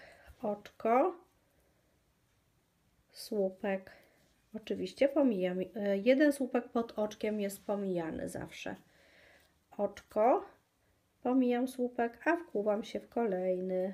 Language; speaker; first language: Polish; native; Polish